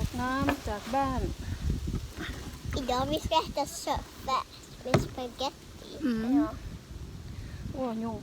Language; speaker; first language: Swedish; non-native, learner; Thai